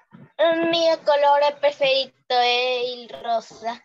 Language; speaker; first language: Italian; non-native, learner; Spanish